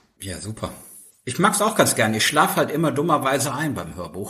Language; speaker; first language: German; native; German